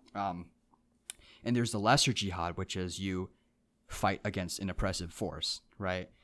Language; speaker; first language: English; early bilingual, other home language; Japanese